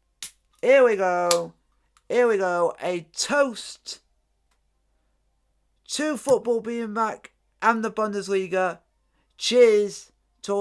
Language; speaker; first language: English; native; English